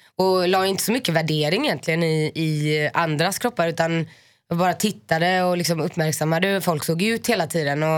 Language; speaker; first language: Swedish; native; Swedish